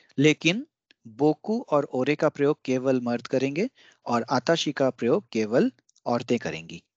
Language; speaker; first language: Hindi; non-native, local second language; Bangla